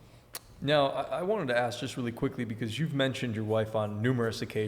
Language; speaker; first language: English; native; English